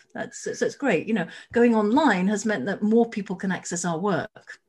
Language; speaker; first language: English; native; English